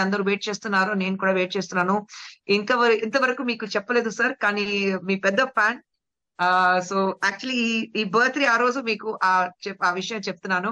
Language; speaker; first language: Telugu; non-native, local second language; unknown